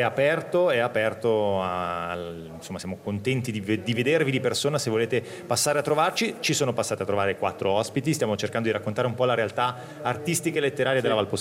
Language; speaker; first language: Italian; native; Italian